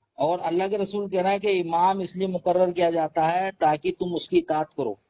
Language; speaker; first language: Urdu; native; Urdu